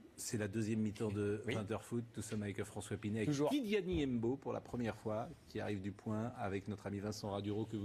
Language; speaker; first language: French; native; French